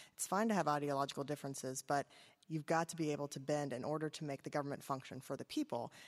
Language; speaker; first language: English; native; English